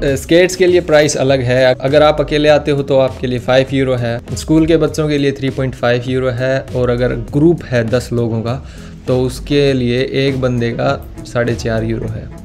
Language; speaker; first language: Hindi; native; Hindi